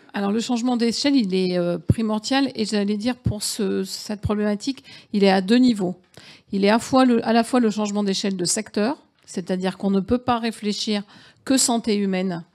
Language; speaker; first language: French; native; French